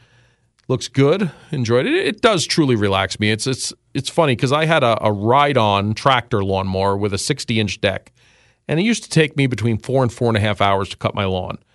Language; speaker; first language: English; native; English